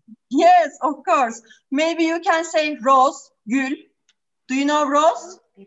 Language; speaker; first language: English; non-native, fluent; Turkish